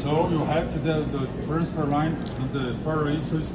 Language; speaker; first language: English; non-native, learner; Portuguese